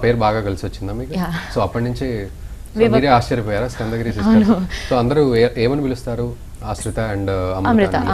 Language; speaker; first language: Telugu; native; Telugu